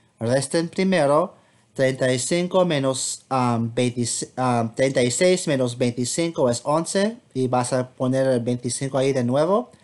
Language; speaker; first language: Spanish; non-native, fluent; English